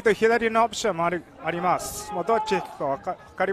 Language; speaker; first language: Japanese; non-native, learner; English